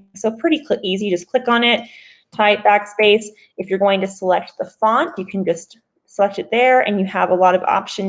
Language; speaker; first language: English; native; English